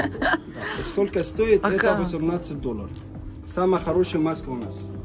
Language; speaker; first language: Russian; non-native, learner; Arabic